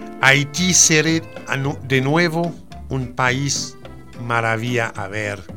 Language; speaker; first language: Spanish; non-native, fluent; Haitian Creole